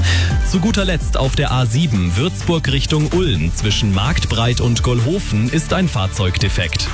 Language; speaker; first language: German; native; German